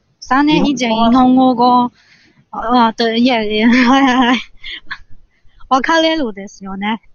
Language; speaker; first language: Japanese; non-native, learner; Chinese